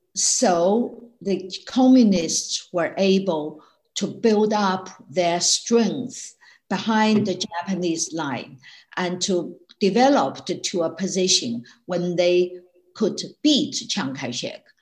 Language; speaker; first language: English; non-native, fluent; Chinese